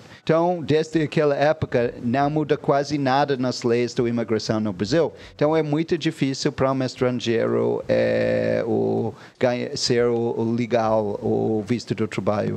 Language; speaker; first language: Portuguese; non-native, fluent; English